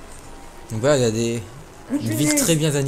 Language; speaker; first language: French; native; French